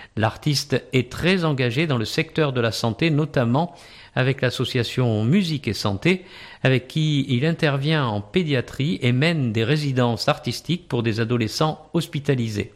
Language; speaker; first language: French; native; French